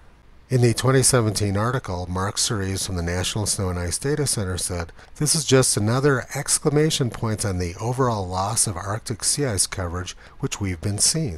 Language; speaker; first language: English; native; English